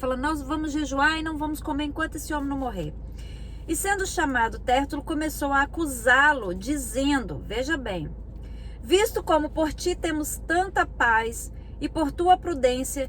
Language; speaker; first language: Portuguese; native; Portuguese